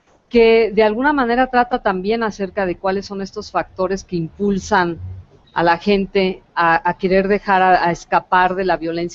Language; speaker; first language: Spanish; native; Spanish